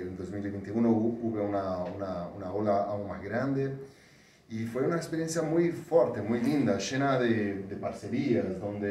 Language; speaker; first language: Spanish; non-native, fluent; Portuguese